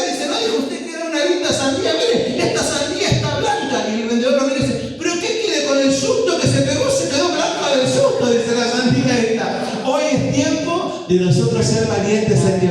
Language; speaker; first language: Spanish; native; Spanish